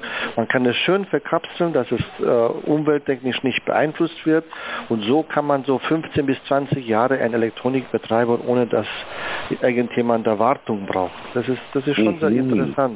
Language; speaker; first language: German; native; German